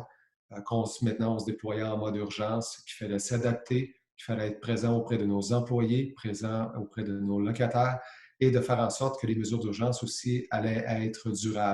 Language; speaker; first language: French; native; French